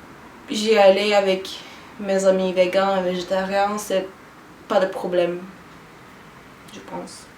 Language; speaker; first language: French; non-native, learner; Turkish